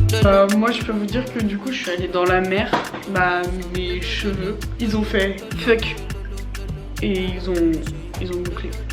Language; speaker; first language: French; native; French